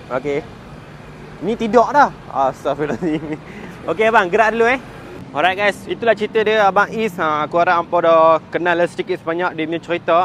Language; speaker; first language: Malay; early bilingual, other home language; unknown